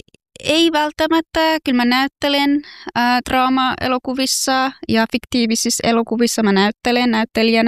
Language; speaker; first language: Finnish; non-native, fluent; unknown